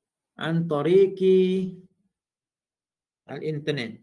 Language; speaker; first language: Arabic; non-native, fluent; Malay